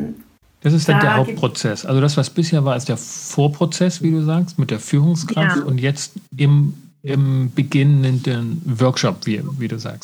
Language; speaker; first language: German; native; German